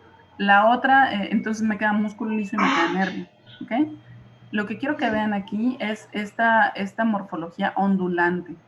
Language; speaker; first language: Spanish; native; Spanish